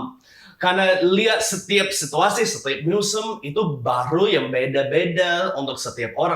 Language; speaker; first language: Indonesian; non-native, fluent; English